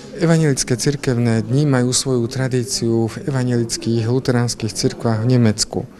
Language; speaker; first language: Slovak; native; Slovak